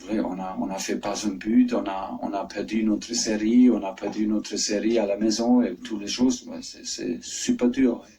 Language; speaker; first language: French; non-native, fluent; German